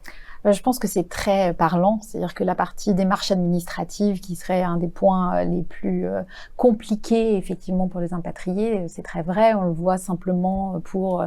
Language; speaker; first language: French; native; French